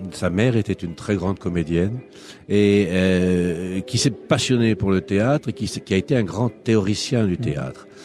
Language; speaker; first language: French; native; French